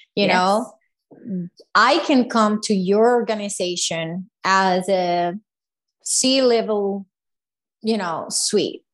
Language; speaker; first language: English; non-native, fluent; Spanish